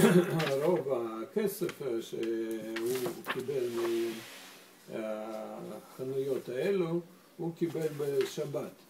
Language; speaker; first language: Hebrew; non-native, fluent; Russian